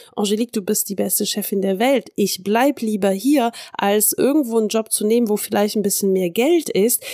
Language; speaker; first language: German; early bilingual, heritage; French